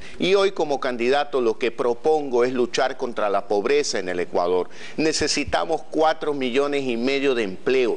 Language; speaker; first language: Spanish; native; Spanish